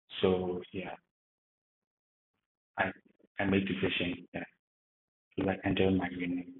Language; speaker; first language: English; non-native, learner; Burmese